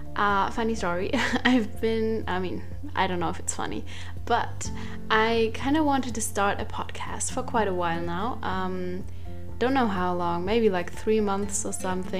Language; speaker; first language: English; non-native, fluent; German